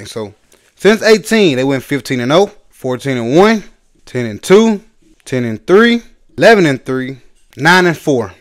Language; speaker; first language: English; native; English